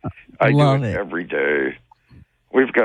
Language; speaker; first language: English; native; English